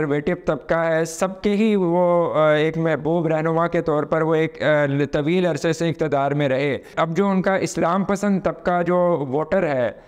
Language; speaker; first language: Urdu; native; Urdu